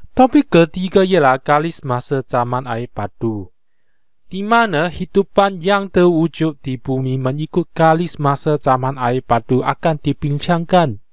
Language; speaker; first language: Malay; non-native, local second language; Chinese